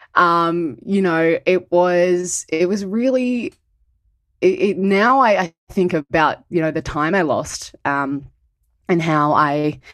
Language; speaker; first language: English; native; English